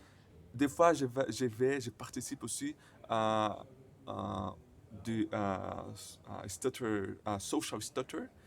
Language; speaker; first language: French; non-native, learner; Portuguese